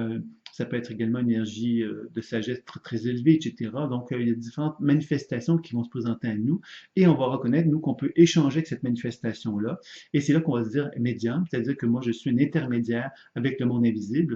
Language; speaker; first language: French; native; French